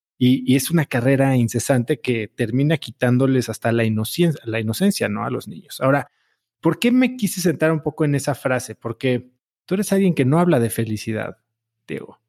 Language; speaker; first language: Spanish; native; Spanish